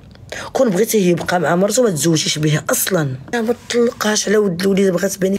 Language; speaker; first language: Arabic; native; Arabic